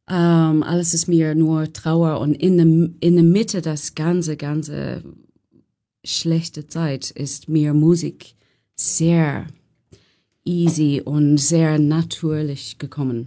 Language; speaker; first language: German; non-native, learner; English